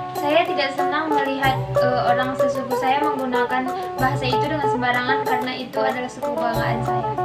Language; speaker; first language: Indonesian; non-native, local second language; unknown